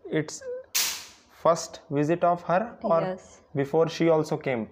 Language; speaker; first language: English; non-native, local second language; Hindi